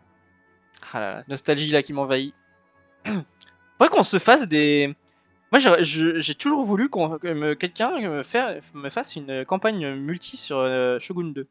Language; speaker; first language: French; native; French